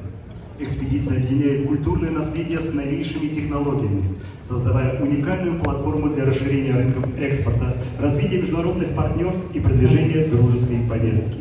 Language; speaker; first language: Russian; native; Russian